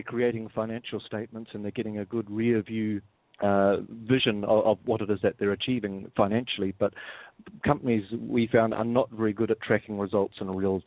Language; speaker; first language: English; native; English